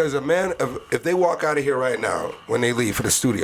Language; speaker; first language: English; native; English